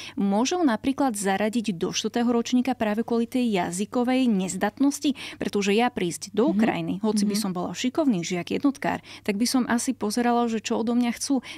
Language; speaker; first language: Slovak; native; Slovak